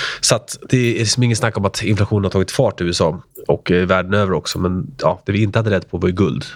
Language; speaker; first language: Swedish; early bilingual, other home language; Spanish